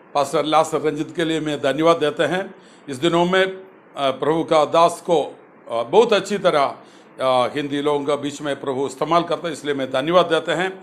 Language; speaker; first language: Hindi; non-native, local second language; Malayalam